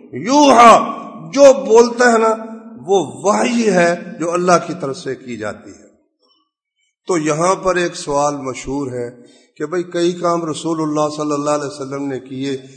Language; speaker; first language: Urdu; non-native, local second language; Punjabi